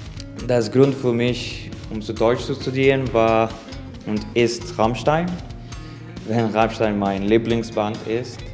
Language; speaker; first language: German; non-native, learner; Spanish